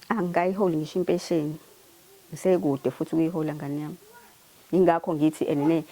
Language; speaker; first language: Zulu; native; Zulu